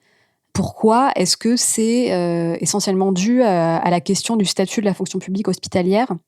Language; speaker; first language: French; native; French